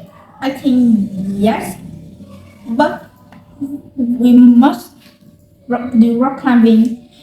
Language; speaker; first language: English; non-native, learner; Vietnamese